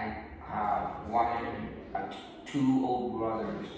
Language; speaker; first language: English; non-native, learner; Vietnamese